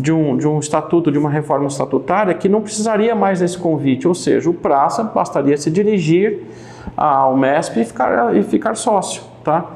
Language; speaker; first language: Portuguese; native; Portuguese